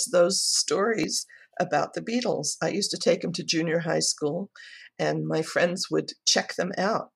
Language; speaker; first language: English; native; English